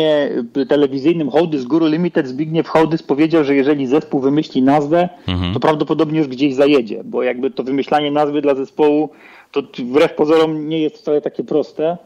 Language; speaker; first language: Polish; native; Polish